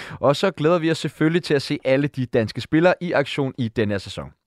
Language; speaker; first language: Danish; native; Danish